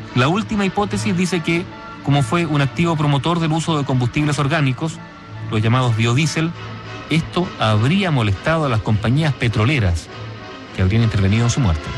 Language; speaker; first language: Spanish; native; Spanish